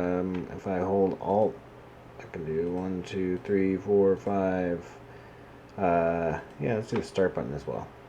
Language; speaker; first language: English; native; English